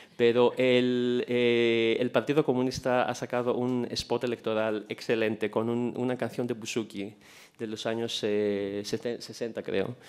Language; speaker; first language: Spanish; non-native, fluent; Greek